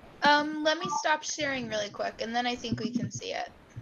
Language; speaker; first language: English; native; English